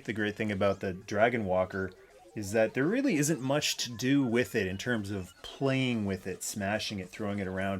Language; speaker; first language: English; native; English